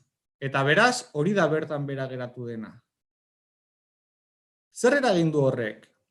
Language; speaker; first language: Basque; native; Basque